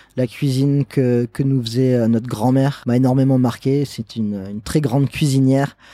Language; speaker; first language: French; non-native, fluent; English